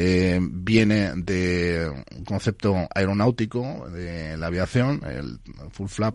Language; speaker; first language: Spanish; native; Spanish